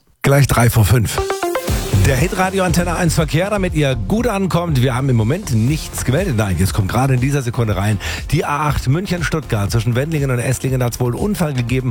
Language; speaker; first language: German; native; German